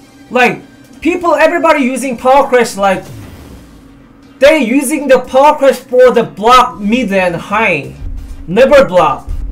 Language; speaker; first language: English; non-native, learner; Korean